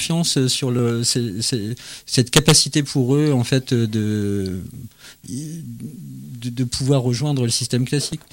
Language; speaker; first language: French; native; French